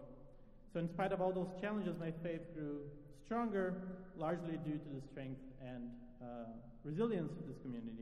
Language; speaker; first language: English; non-native, fluent; Portuguese